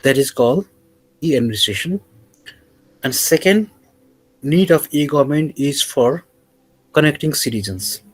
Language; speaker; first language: English; non-native, local second language; Nepali